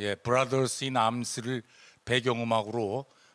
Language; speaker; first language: Korean; native; Korean